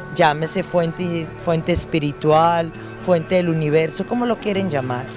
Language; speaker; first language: Spanish; non-native, fluent; Dutch